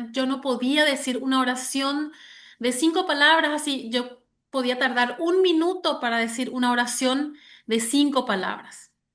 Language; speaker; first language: Spanish; early bilingual, other home language; German